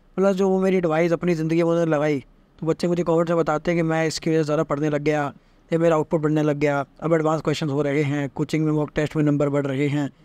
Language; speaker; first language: Hindi; native; Hindi